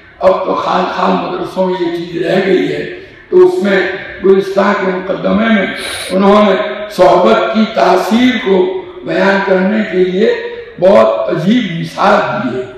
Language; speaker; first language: Urdu; non-native, local second language; Gujarati